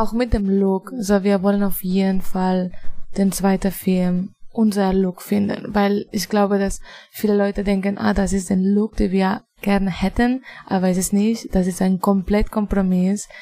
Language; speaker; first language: German; non-native, fluent; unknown